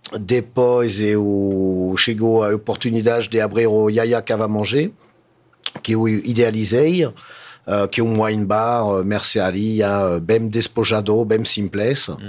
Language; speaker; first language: Portuguese; non-native, fluent; French